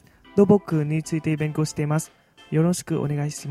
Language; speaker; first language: Japanese; non-native, fluent; Vietnamese